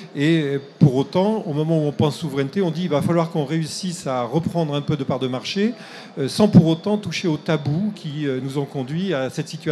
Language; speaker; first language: French; native; French